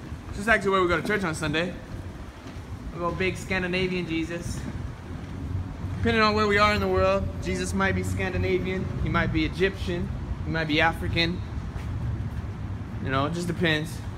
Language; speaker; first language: English; native; English